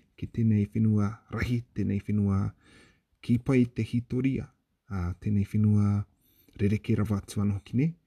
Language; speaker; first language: Māori; native; Māori